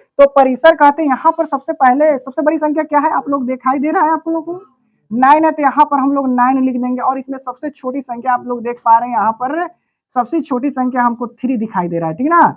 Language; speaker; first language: Hindi; native; Hindi